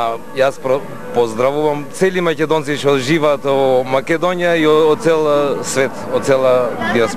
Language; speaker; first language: Macedonian; early bilingual, heritage; Macedonian